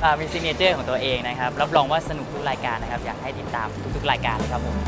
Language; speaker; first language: Thai; native; Thai